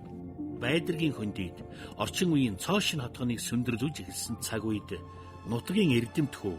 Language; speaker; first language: Mongolian; native; Mongolian